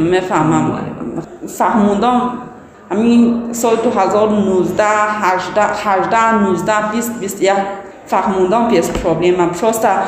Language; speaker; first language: Persian; non-native, learner; Chinese